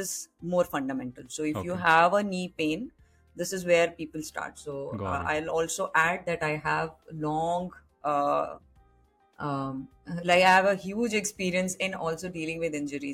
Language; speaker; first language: English; non-native, local second language; Hindi